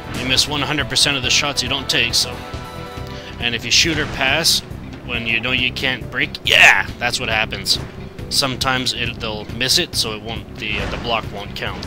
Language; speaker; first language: English; native; English